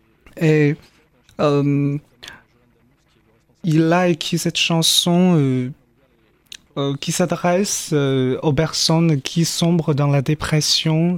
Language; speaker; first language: French; non-native, fluent; Chinese